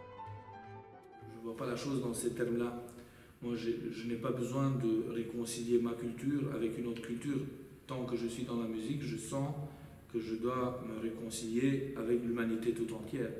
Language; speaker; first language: French; non-native, fluent; Romanian